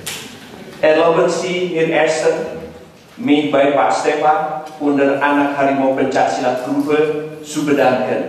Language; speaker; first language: German; non-native, learner; Indonesian